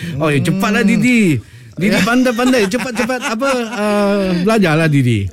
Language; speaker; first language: Malay; native; Malay